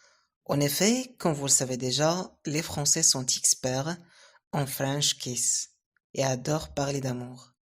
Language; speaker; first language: French; non-native, local second language; Arabic